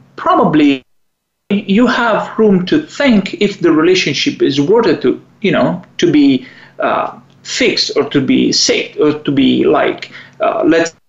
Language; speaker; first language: English; non-native, fluent; Italian